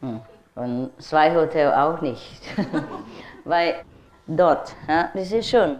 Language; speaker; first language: German; non-native, learner; Vietnamese